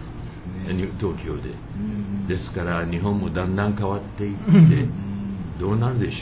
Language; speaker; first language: Japanese; early bilingual, heritage; English